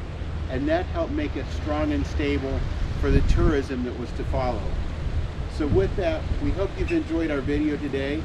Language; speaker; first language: English; native; English